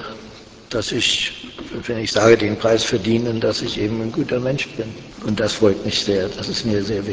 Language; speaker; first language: German; early bilingual, heritage; German